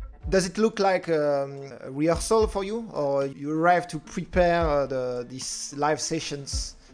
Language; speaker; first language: English; non-native, fluent; French